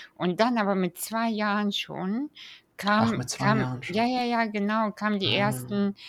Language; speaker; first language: German; early bilingual, other home language; Russian